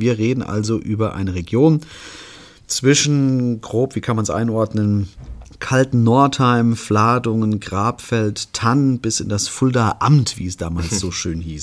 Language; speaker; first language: German; native; German